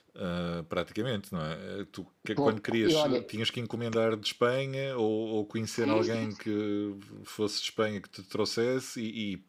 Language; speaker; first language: Portuguese; native; Portuguese